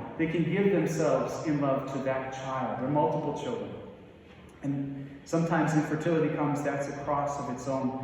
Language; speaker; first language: English; native; English